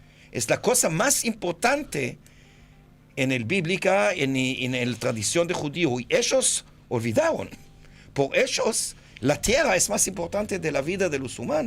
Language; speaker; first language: Spanish; non-native, fluent; Hebrew